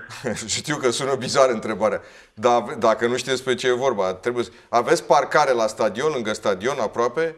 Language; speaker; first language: Romanian; native; Romanian